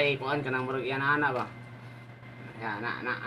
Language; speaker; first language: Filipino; non-native, local second language; Cebuano